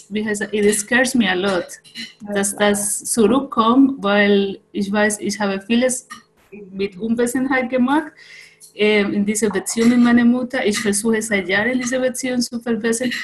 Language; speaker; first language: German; non-native, fluent; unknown